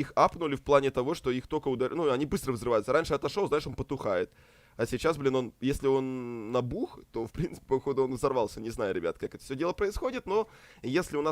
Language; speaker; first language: Russian; native; Russian